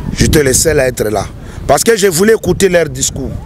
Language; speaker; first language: French; non-native, local second language; Lingala